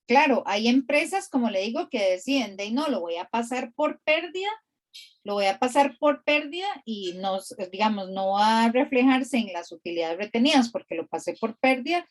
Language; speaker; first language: Spanish; native; Spanish